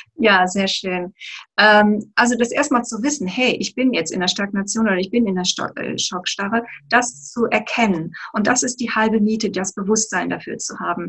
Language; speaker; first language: German; native; German